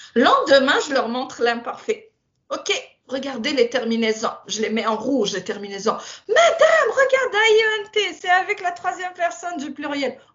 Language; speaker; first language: French; non-native, local second language; Berber languages